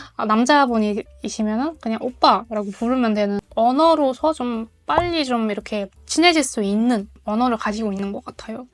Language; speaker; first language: Korean; non-native, fluent; Mongolian